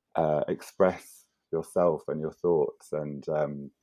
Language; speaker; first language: English; native; English